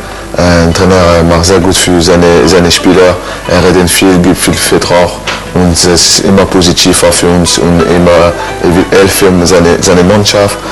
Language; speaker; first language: German; non-native, learner; French